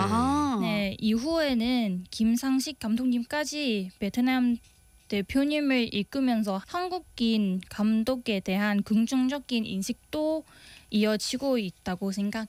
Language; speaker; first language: Korean; non-native, fluent; Vietnamese